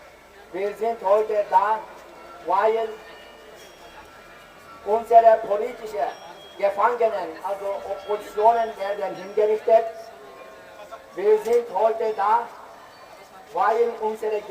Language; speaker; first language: German; non-native, fluent; Uyghur